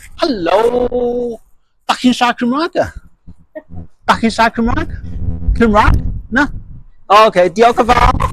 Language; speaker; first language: Welsh; non-native, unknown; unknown